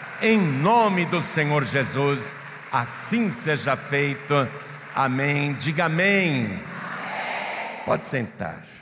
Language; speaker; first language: Portuguese; native; Portuguese